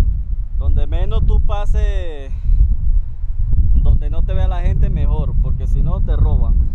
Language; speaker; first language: Spanish; native; Spanish